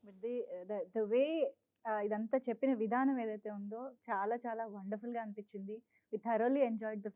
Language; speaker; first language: Telugu; native; Telugu